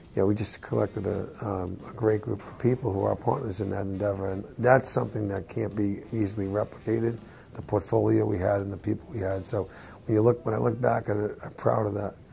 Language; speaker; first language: English; native; English